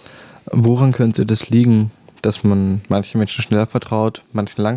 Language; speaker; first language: German; native; German